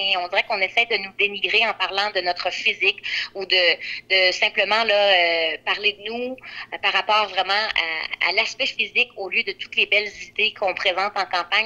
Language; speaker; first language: French; native; French